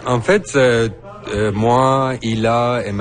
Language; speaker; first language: French; non-native, learner; Persian